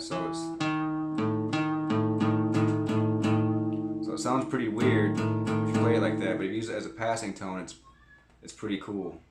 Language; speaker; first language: English; native; English